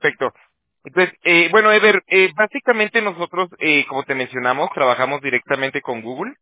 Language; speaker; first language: Spanish; native; Spanish